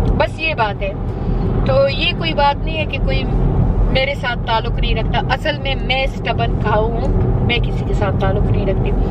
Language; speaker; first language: Urdu; non-native, local second language; Pashto